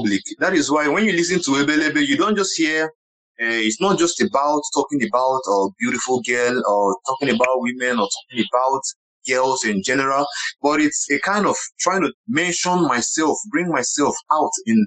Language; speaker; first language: English; non-native, local second language; Igbo